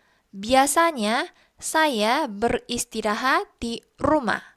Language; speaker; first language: Indonesian; non-native, fluent; Korean